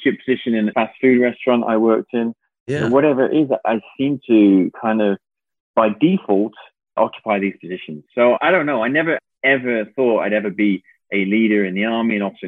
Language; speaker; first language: English; native; English